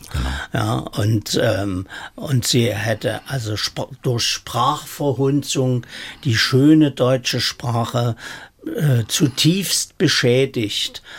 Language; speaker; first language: German; native; German